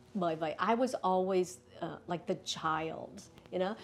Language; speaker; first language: English; early bilingual, other home language; Vietnamese